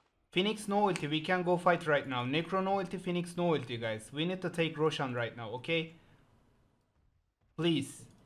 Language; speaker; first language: English; non-native, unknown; Turkish